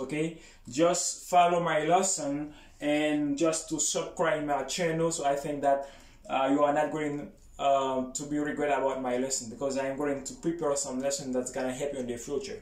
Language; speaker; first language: English; non-native, fluent; Haitian Creole